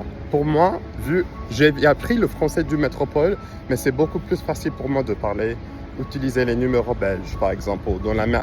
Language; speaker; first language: French; non-native, fluent; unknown